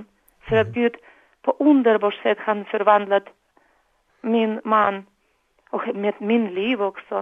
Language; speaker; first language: Swedish; non-native, learner; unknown